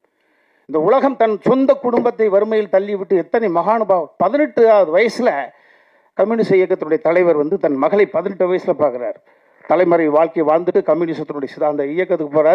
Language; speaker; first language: Tamil; native; Tamil